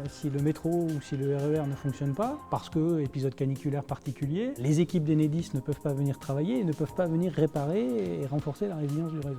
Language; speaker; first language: French; native; French